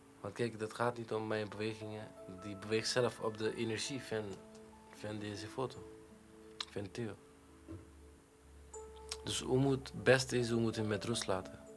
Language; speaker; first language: Dutch; non-native, learner; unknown